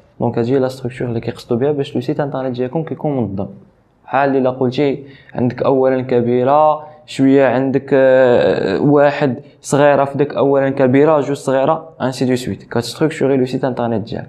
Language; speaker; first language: Arabic; native; Arabic